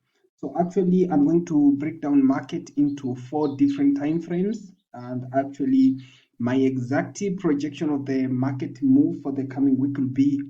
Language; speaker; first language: English; non-native, local second language; Swahili